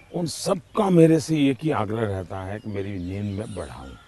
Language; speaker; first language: Hindi; non-native, local second language; Gujarati